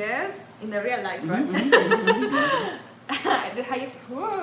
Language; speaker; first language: English; non-native, learner; Spanish